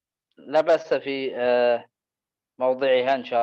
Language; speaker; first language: Arabic; native; Arabic